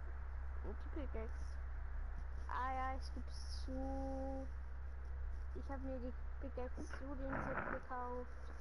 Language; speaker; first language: German; native; German